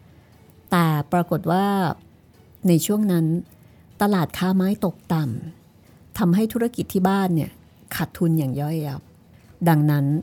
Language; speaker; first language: Thai; native; Thai